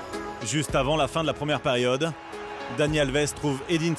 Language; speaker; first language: French; native; French